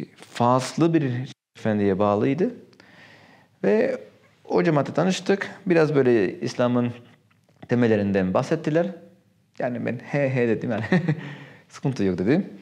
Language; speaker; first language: Turkish; non-native, fluent; Spanish